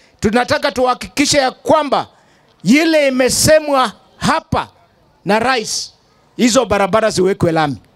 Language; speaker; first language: Swahili; non-native, local second language; Luyia